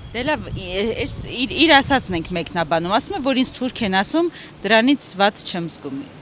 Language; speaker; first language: Armenian; native; Armenian